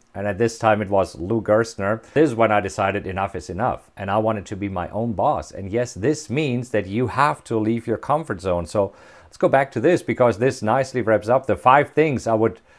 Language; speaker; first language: English; non-native, fluent; German